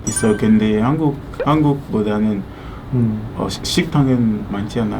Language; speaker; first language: Korean; non-native, learner; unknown